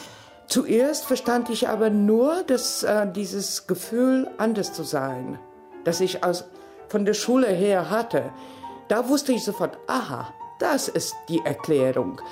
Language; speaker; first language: German; non-native, fluent; Polish